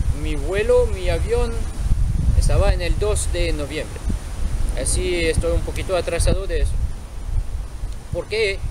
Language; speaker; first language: Spanish; non-native, fluent; French